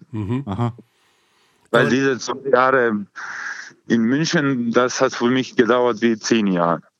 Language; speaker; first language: German; non-native, learner; Croatian